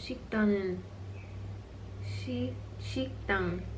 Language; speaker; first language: Korean; non-native, learner; English